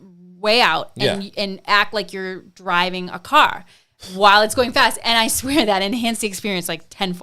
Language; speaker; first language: English; native; English